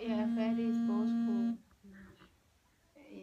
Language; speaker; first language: Danish; non-native, learner; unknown